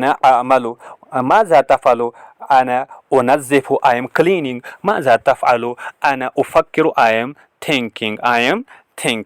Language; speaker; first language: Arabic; non-native, fluent; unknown